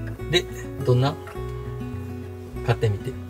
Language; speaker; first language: Japanese; native; Japanese